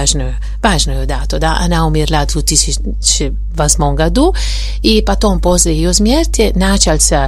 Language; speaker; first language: Russian; non-native, fluent; Italian